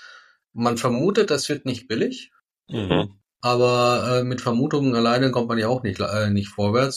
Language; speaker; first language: German; native; German